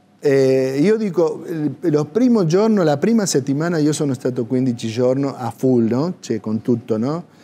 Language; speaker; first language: Italian; non-native, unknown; Spanish